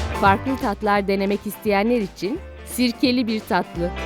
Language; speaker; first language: Turkish; native; Turkish